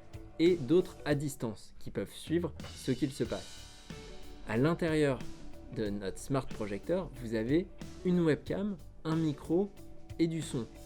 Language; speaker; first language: French; native; French